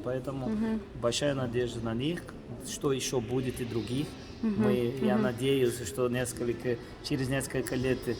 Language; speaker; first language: Russian; non-native, fluent; Portuguese